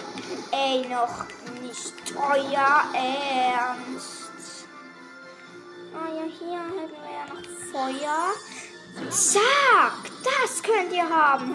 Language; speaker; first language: German; native; German